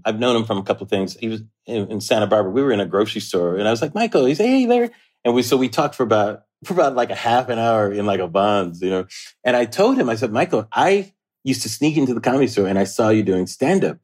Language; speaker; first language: English; native; English